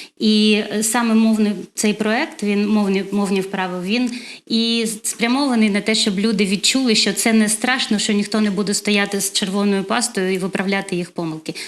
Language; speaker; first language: Ukrainian; non-native, local second language; Russian